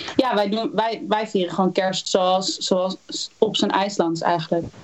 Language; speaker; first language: Dutch; native; Dutch